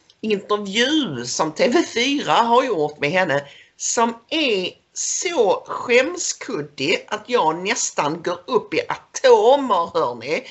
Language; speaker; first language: Swedish; native; Swedish